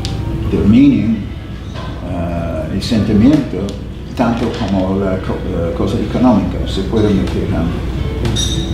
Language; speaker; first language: Spanish; non-native, fluent; English